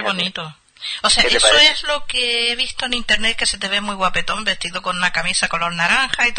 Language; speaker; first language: Spanish; native; Spanish